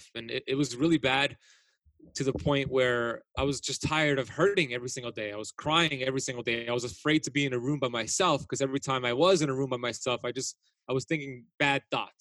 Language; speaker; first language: English; native; English